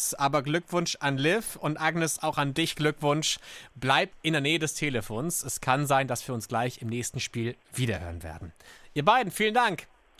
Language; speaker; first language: German; native; German